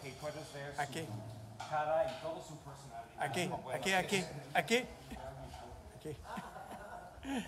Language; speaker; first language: Spanish; non-native, learner; English